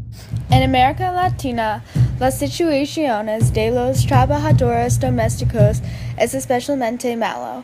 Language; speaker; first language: Spanish; non-native, learner; English